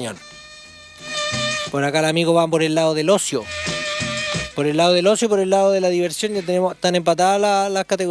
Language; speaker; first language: Spanish; native; Spanish